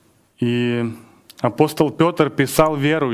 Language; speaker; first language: Polish; non-native, learner; Russian